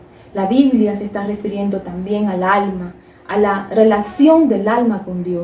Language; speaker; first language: Spanish; native; Spanish